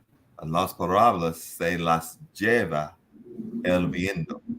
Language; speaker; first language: Spanish; non-native, learner; English